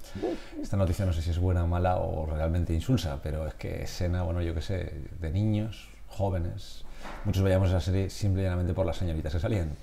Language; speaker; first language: Spanish; native; Spanish